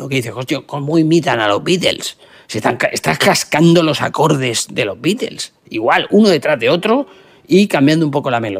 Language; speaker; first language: Spanish; native; Spanish